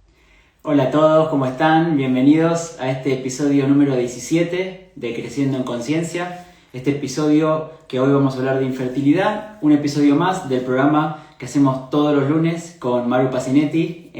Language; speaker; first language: Spanish; native; Spanish